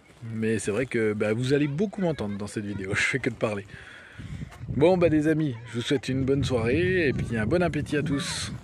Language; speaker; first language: French; native; French